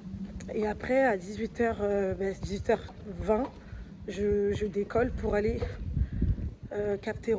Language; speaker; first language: French; native; French